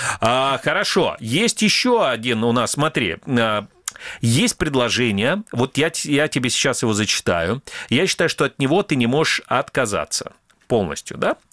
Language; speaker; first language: Russian; native; Russian